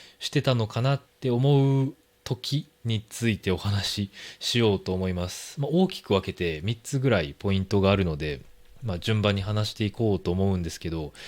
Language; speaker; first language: Japanese; native; Japanese